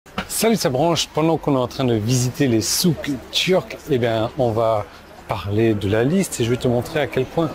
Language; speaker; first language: French; native; French